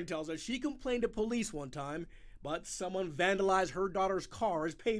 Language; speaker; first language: English; native; English